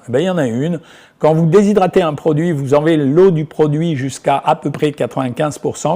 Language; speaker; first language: French; native; French